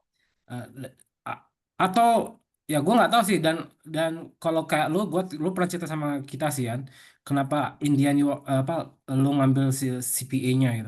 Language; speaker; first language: Indonesian; native; Indonesian